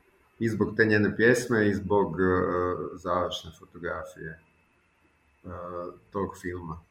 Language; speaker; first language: Serbian; native; Serbian